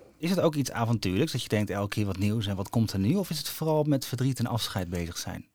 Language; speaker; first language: Dutch; native; Dutch